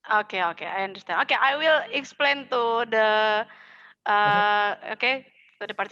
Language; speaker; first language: English; non-native, fluent; Indonesian